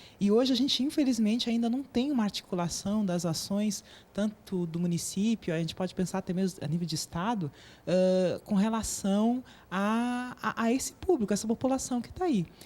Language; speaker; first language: Portuguese; native; Portuguese